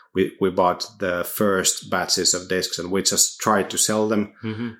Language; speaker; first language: English; non-native, fluent; Finnish